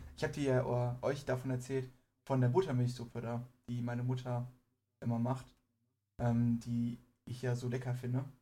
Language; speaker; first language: German; early bilingual, other home language; Persian